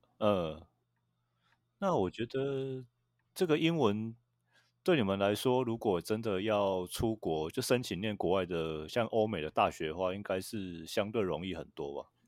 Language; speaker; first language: Chinese; native; Chinese